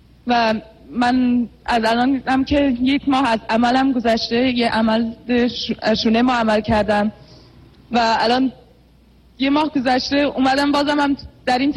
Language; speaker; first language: Persian; non-native, fluent; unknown